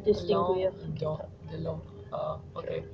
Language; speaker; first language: French; non-native, learner; English